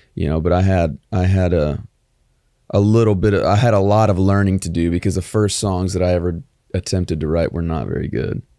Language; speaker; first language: English; native; English